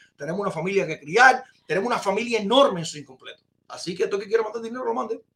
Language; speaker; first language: Spanish; native; Spanish